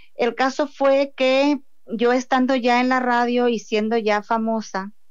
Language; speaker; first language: Spanish; native; Spanish